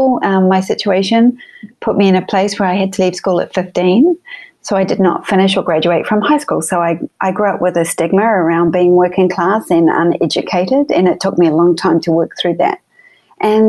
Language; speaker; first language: English; native; English